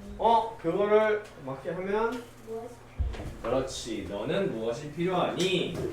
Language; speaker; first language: Korean; native; Korean